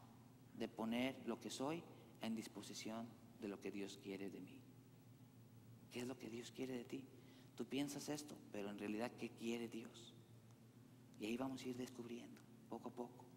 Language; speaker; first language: Spanish; native; Spanish